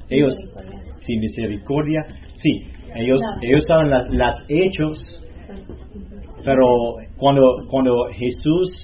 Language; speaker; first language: Spanish; non-native, learner; English